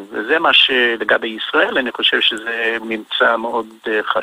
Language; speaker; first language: Hebrew; non-native, fluent; English